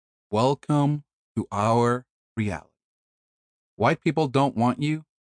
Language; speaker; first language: English; early bilingual, other home language; Spanish